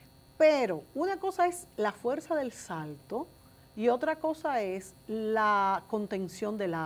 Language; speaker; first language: Spanish; native; Spanish